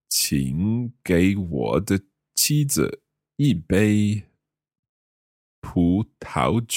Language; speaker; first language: Chinese; non-native, learner; English